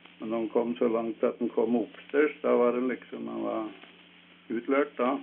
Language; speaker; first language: Norwegian; early bilingual, heritage; Norwegian